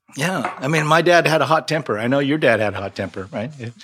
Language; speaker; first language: English; native; English